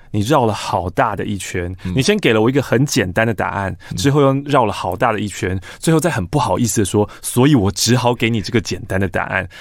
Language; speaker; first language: Chinese; native; Chinese